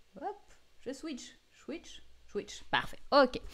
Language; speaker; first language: French; native; French